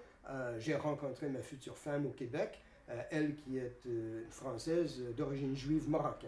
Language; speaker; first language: French; non-native, fluent; English